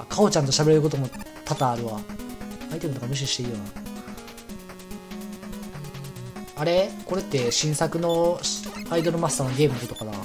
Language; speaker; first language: Japanese; native; Japanese